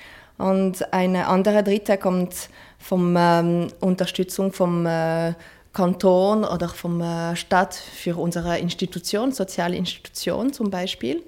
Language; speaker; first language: German; non-native, fluent; French